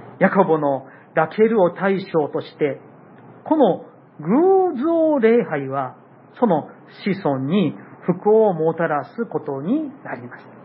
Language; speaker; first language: Japanese; non-native, fluent; Korean